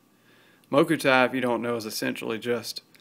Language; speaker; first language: English; native; English